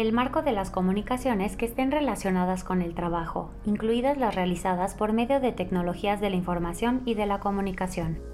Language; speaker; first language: Spanish; native; Spanish